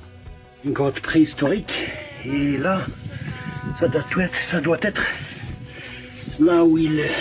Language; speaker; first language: French; non-native, local second language; Kabyle